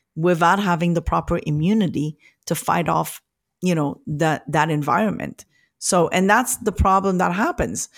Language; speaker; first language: English; early bilingual, other home language; French